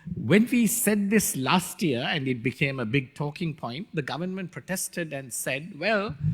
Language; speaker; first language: English; non-native, local second language; Sinhala